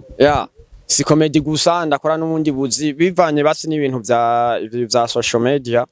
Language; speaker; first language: Rundi; native; Rundi